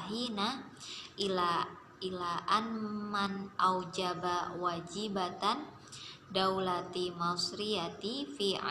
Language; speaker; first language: Arabic; non-native, learner; Indonesian